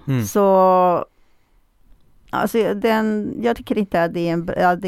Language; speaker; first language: Swedish; non-native, fluent; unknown